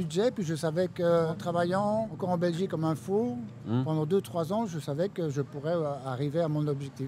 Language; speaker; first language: French; native; French